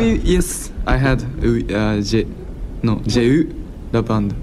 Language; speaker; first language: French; non-native, learner; Japanese